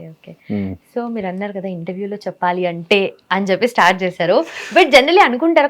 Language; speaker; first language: Telugu; native; Telugu